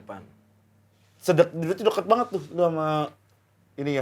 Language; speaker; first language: Indonesian; native; Indonesian